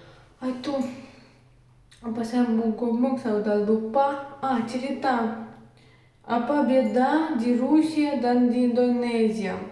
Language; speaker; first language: Indonesian; non-native, learner; Russian